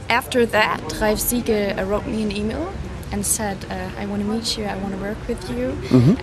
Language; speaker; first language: English; non-native, fluent; German